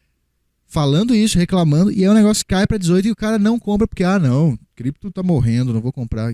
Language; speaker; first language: Portuguese; native; Portuguese